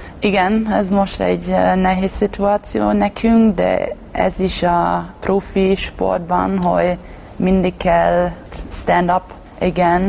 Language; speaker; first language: Hungarian; non-native, learner; Slovenian